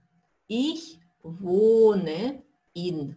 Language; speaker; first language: German; non-native, fluent; Russian